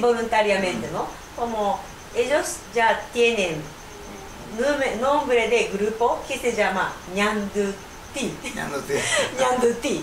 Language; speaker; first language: Spanish; non-native, learner; Japanese